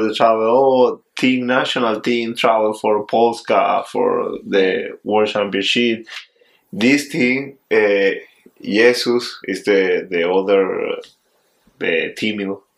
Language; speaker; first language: English; non-native, learner; Spanish